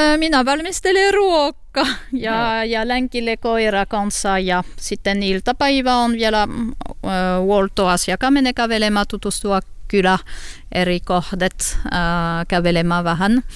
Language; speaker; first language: Finnish; non-native, learner; French